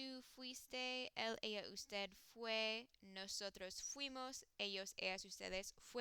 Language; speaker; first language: Spanish; non-native, fluent; English